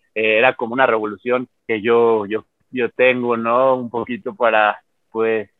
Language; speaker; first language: Spanish; native; Spanish